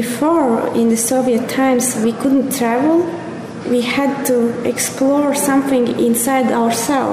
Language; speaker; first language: English; non-native, fluent; Latvian